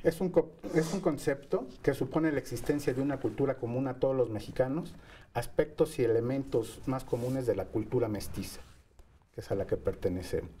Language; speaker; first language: Spanish; native; Spanish